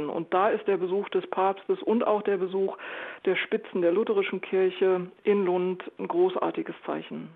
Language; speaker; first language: German; native; German